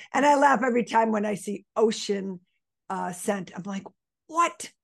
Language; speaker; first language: English; native; English